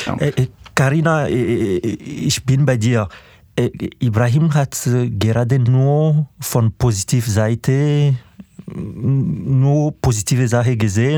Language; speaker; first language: German; non-native, fluent; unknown